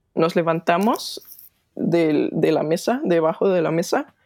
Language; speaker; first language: Spanish; non-native, fluent; Danish